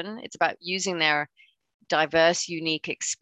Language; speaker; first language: English; non-native, local second language; Cantonese